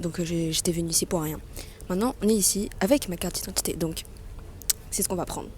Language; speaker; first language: French; native; French